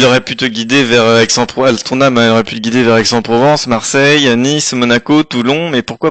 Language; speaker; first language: French; native; French